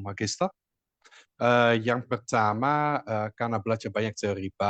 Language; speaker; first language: Indonesian; non-native, fluent; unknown